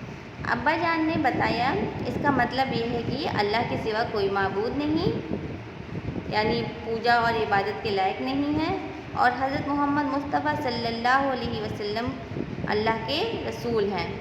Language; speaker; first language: Urdu; native; Urdu